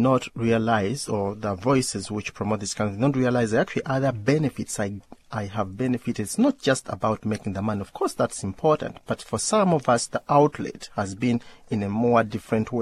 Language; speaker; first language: English; non-native, local second language; Ganda